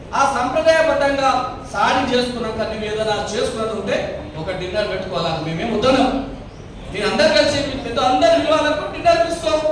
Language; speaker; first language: Telugu; non-native, local second language; Lambadi